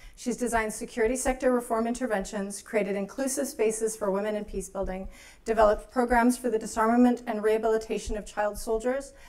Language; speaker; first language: English; native; English